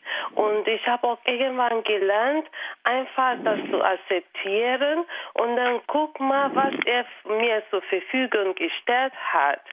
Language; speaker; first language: German; non-native, fluent; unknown